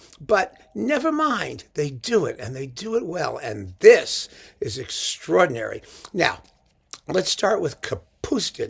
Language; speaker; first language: English; native; English